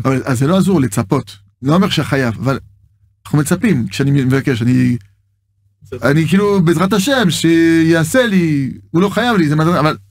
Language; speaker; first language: Hebrew; non-native, fluent; French